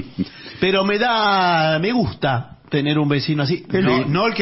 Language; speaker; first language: Spanish; native; Spanish